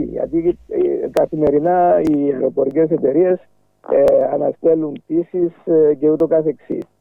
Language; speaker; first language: Greek; native; Greek